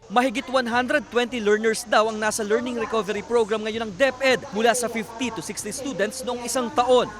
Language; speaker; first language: Filipino; native; Filipino